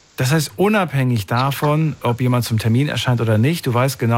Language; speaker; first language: German; native; German